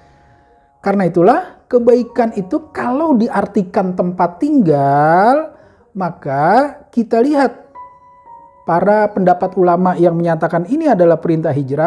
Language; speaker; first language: Indonesian; native; Indonesian